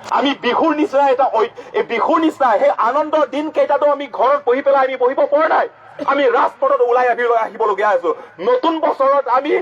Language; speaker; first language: Assamese; non-native, local second language; Karbi